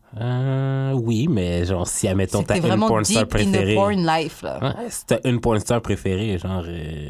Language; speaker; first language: French; native; French